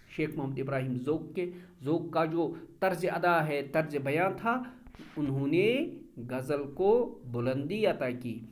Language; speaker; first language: Urdu; non-native, local second language; Kashmiri